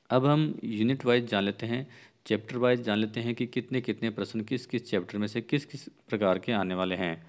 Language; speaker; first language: Hindi; native; Hindi